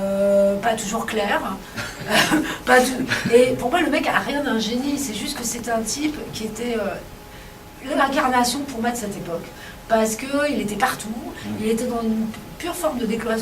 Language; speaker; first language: French; native; French